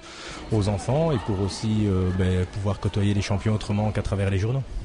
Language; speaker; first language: French; native; French